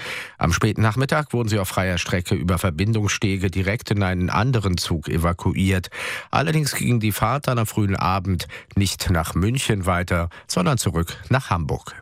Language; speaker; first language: German; native; German